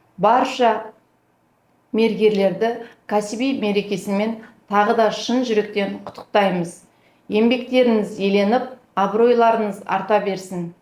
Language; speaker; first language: Kazakh; native; Kazakh